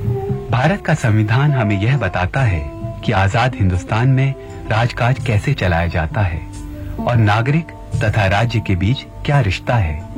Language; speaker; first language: Hindi; native; Hindi